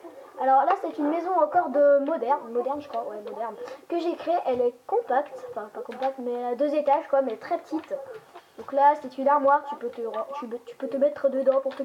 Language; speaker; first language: French; native; French